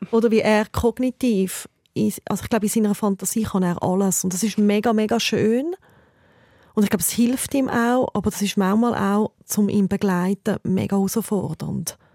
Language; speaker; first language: German; native; German